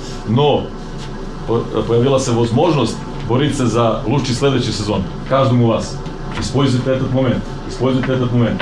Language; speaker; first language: Russian; non-native, fluent; Serbian